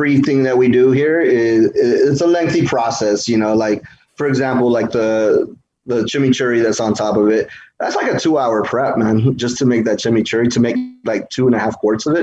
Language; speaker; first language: English; native; English